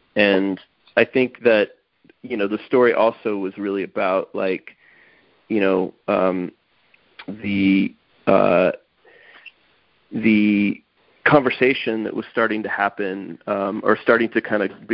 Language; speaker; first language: English; native; English